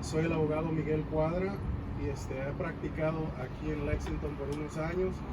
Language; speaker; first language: Spanish; early bilingual, heritage; Spanish